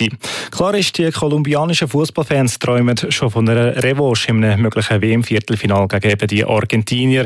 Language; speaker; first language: German; native; German